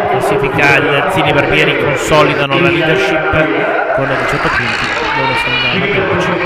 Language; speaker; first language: Italian; native; Italian